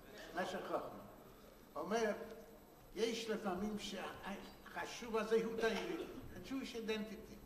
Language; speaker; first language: Hebrew; non-native, fluent; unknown